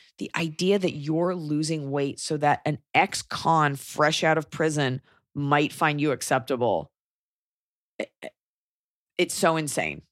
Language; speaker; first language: English; native; English